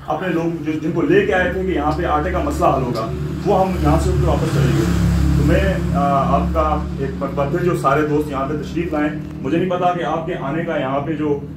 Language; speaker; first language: Urdu; non-native, local second language; Punjabi